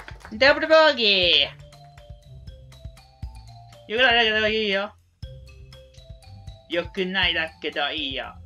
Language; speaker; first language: Japanese; non-native, learner; Spanish